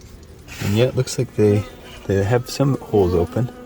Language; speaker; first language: English; native; English